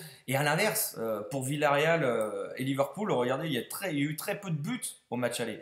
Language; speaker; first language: French; native; French